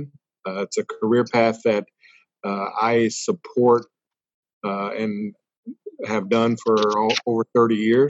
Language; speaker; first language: English; native; English